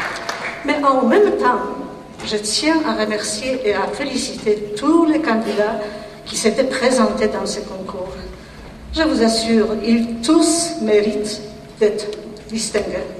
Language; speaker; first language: French; non-native, fluent; Polish